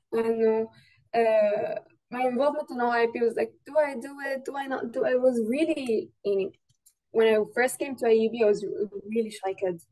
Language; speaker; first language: English; non-native, fluent; Arabic